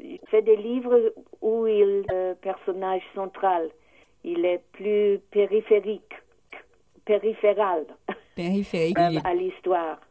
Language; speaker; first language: French; non-native, learner; English